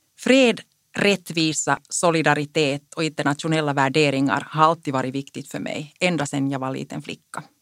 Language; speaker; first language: Swedish; non-native, local second language; Finnish